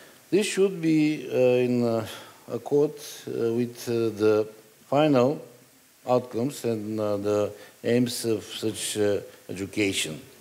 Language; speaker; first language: English; non-native, learner; Bulgarian